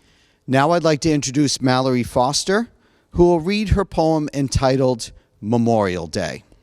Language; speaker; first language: English; native; English